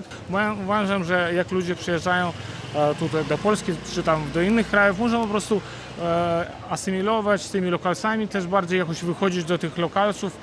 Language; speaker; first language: Polish; non-native, fluent; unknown